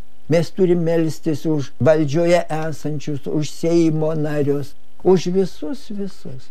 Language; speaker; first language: Lithuanian; native; Lithuanian